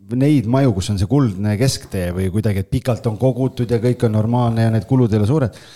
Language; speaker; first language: Estonian; native; Estonian